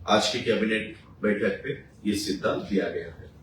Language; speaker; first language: Hindi; non-native, local second language; Bangla